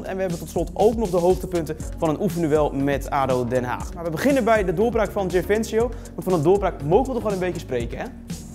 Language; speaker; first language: Dutch; native; Dutch